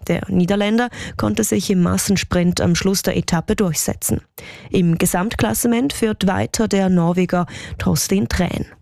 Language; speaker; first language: German; native; German